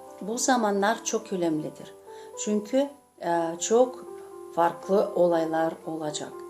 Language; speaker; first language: Turkish; non-native, fluent; Gagauz